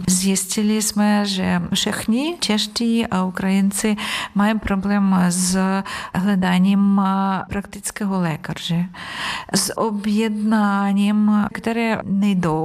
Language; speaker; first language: Czech; non-native, fluent; Ukrainian